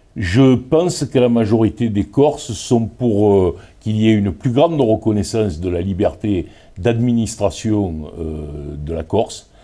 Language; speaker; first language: French; native; French